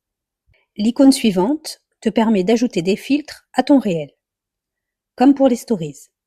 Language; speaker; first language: French; native; French